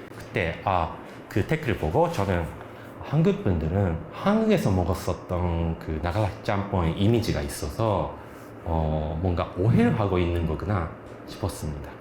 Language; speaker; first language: Korean; non-native, fluent; Japanese